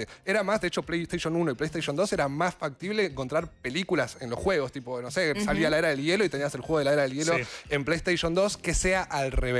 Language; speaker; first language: Spanish; native; Spanish